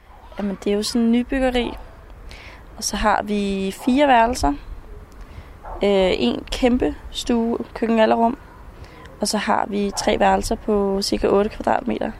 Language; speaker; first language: Danish; native; Danish